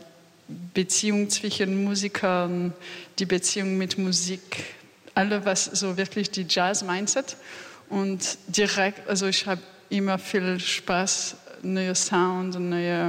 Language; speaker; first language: German; non-native, learner; French